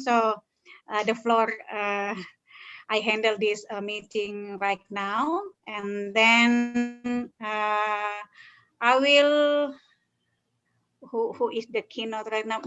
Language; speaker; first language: English; non-native, learner; Indonesian